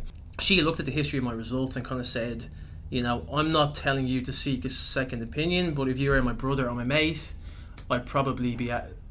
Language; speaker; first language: English; native; English